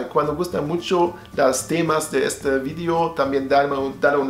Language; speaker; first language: Spanish; non-native, learner; German